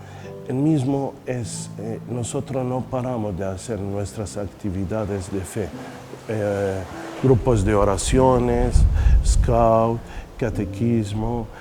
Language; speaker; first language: Spanish; non-native, fluent; Arabic